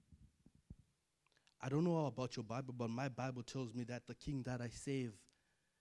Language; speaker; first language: English; non-native, local second language; Shona